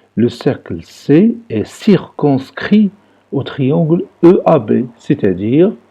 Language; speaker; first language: French; non-native, local second language; Arabic